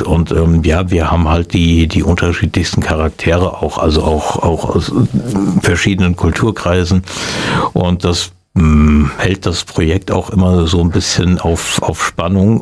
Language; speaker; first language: German; native; German